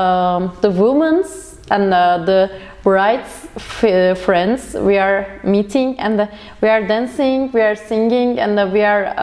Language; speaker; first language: English; non-native, learner; Turkish